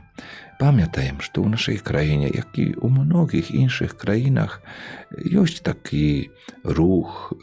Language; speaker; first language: Polish; non-native, local second language; Belarusian